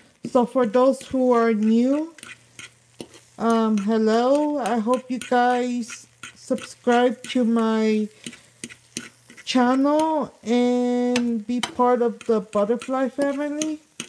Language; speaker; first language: English; early bilingual, other home language; Spanish